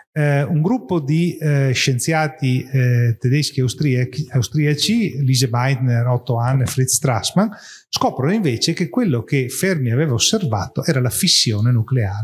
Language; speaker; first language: Italian; native; Italian